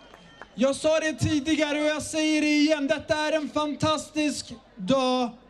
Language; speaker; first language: Swedish; early bilingual, other home language; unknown